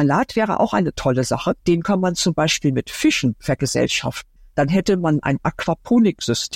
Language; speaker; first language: German; native; German